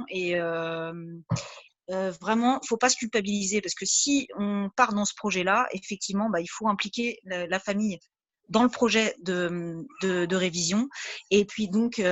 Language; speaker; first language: French; native; French